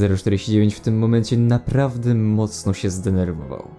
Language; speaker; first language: Polish; native; Polish